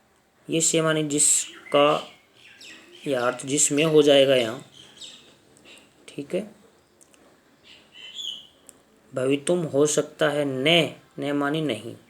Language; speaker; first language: Hindi; native; Hindi